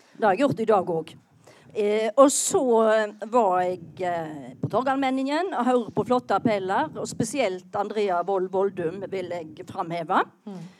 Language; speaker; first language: Norwegian; native; Norwegian